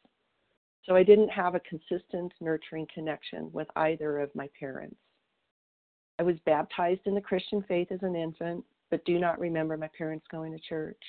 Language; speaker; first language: English; native; English